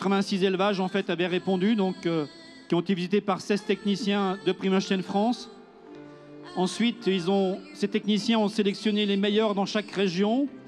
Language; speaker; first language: French; native; French